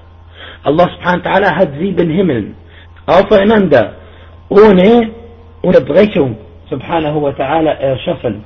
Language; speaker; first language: German; non-native, fluent; Arabic